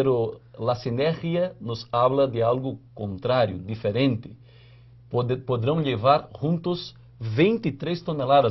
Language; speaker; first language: Spanish; non-native, fluent; Portuguese